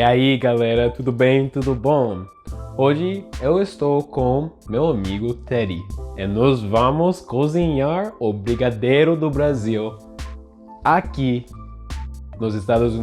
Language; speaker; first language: Portuguese; non-native, learner; English